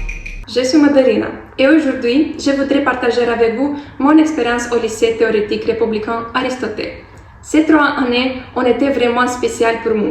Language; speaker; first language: French; non-native, learner; Romanian